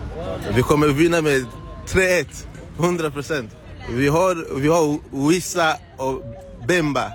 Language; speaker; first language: Swedish; non-native, learner; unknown